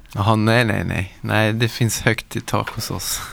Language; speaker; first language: Swedish; native; Swedish